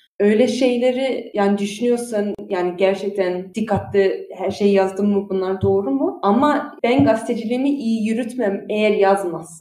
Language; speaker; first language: Turkish; early bilingual, heritage; Turkish